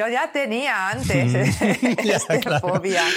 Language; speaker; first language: Spanish; non-native, learner; English